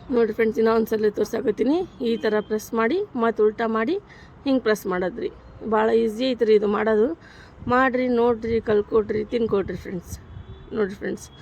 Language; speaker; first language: Kannada; native; Kannada